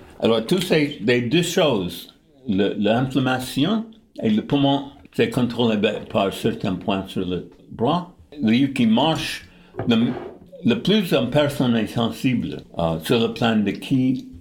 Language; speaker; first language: French; non-native, fluent; English